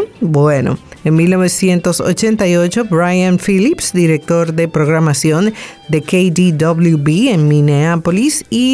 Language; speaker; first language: Spanish; native; Spanish